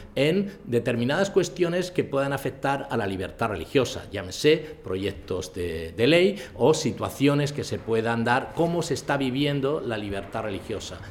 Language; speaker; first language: Spanish; native; Spanish